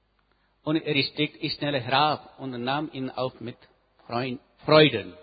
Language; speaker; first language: German; non-native, learner; Nepali